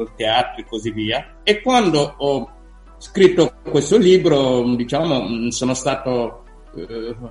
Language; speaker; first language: Italian; non-native, fluent; Wolof